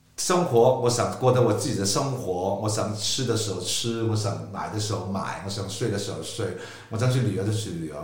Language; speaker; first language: Chinese; non-native, local second language; Cantonese